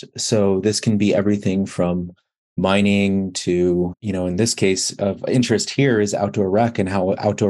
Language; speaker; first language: English; native; English